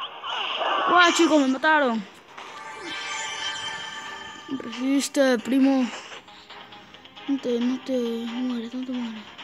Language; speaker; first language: Spanish; native; Spanish